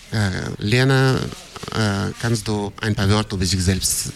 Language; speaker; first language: German; non-native, fluent; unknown